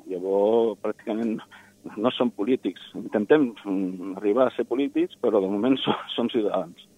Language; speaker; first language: Catalan; non-native, local second language; Spanish